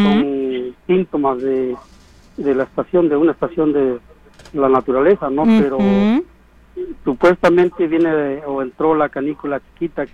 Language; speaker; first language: Spanish; native; Spanish